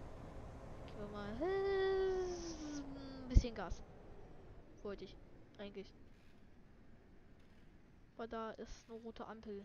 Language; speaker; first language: German; native; German